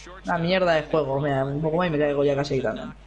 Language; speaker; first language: Spanish; native; Spanish